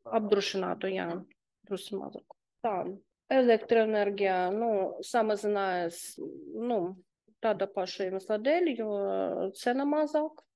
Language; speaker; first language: Latvian; non-native, local second language; Russian